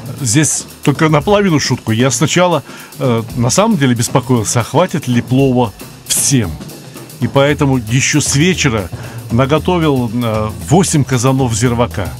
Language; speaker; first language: Russian; native; Russian